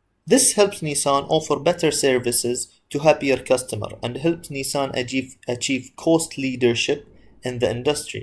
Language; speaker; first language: English; non-native, fluent; Arabic